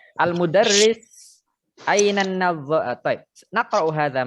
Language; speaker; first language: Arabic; non-native, fluent; Indonesian